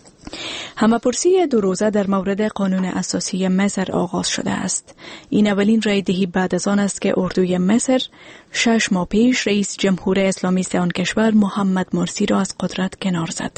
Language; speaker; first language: Persian; native; Persian